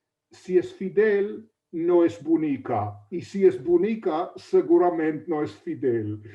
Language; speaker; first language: Catalan; non-native, fluent; Hebrew